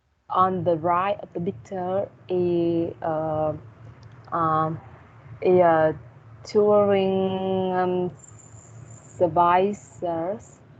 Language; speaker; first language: English; non-native, learner; Vietnamese